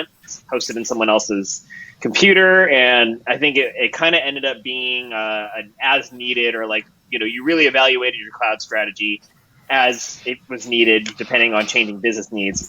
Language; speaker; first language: English; native; English